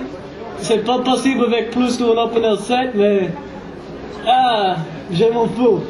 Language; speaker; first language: French; non-native, fluent; English